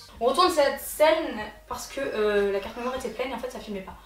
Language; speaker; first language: French; native; French